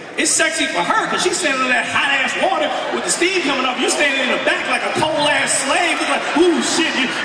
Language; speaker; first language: English; native; English